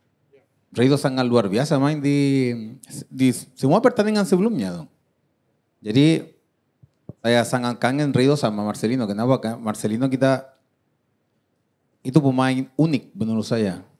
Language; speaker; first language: Indonesian; non-native, fluent; Spanish